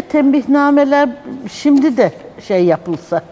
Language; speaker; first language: Turkish; native; Turkish